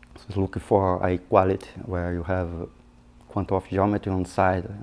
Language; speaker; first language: English; non-native, fluent; Portuguese